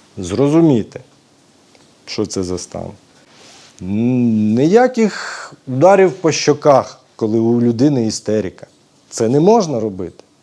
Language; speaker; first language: Ukrainian; native; Ukrainian